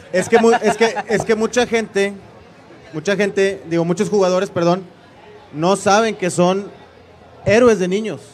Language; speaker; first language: Spanish; native; Spanish